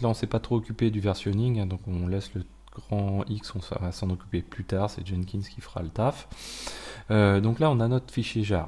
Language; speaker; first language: French; native; French